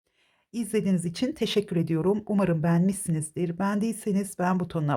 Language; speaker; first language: Turkish; native; Turkish